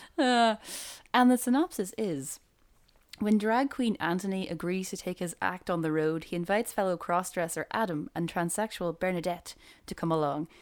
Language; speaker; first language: English; native; English